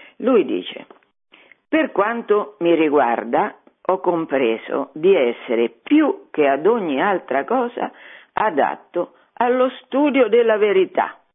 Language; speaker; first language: Italian; native; Italian